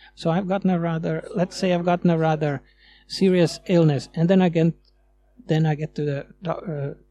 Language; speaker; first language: English; non-native, fluent; Swedish